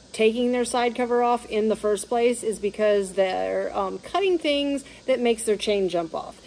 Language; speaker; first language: English; native; English